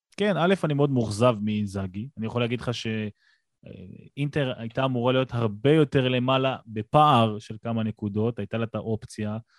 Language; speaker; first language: Hebrew; native; Hebrew